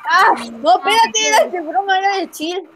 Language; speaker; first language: Spanish; native; Spanish